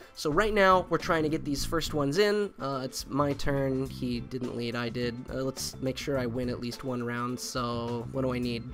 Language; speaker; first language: English; native; English